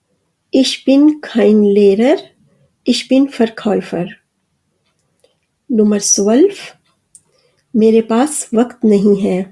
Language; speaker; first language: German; non-native, fluent; Urdu